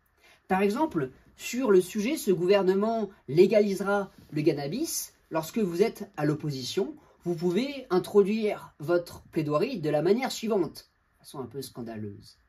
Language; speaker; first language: French; native; French